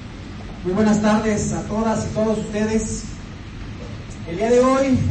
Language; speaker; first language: Spanish; native; Spanish